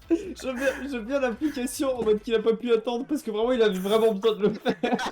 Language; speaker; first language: French; native; French